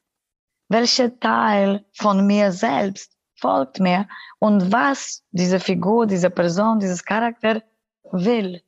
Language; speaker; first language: German; non-native, fluent; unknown